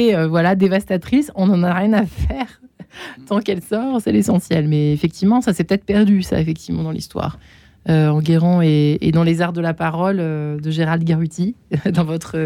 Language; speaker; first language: French; native; French